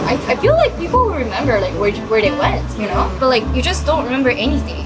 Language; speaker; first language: English; non-native, fluent; Japanese